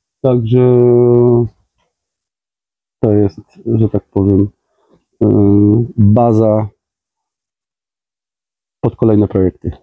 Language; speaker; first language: Polish; native; Polish